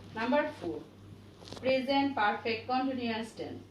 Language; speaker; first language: English; non-native, local second language; Bangla